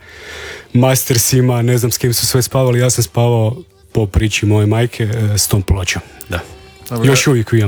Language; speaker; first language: Serbian; native; Serbian